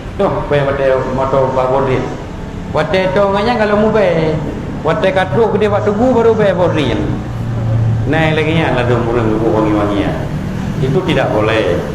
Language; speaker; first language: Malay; non-native, local second language; Achinese